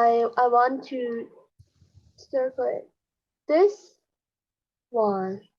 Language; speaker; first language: English; non-native, learner; Chinese